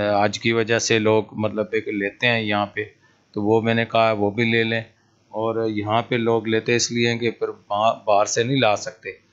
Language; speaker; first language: Urdu; non-native, local second language; Punjabi